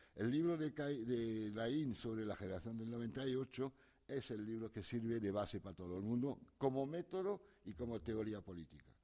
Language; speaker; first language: Spanish; non-native, fluent; French